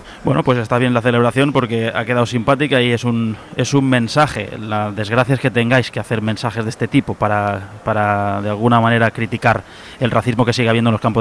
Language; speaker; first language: Spanish; native; Spanish